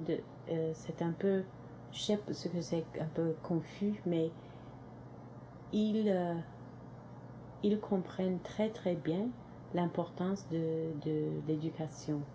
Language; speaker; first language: French; non-native, local second language; English